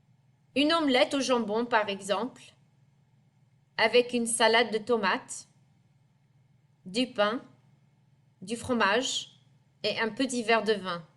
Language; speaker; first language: French; non-native, fluent; English